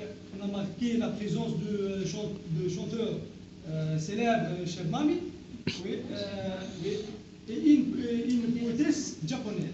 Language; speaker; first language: French; non-native, local second language; Arabic